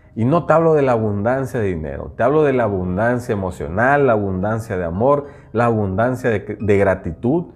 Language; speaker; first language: Spanish; non-native, local second language; Nahuatl languages